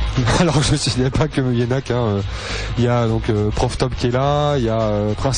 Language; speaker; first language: French; native; French